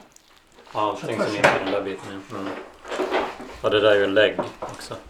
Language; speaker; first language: Swedish; native; Swedish